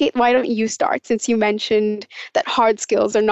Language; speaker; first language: English; non-native, local second language; Cantonese